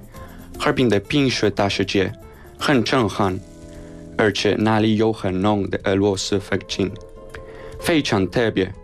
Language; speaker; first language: Chinese; non-native, fluent; Spanish